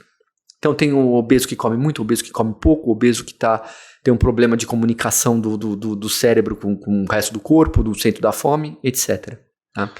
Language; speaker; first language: Portuguese; native; Portuguese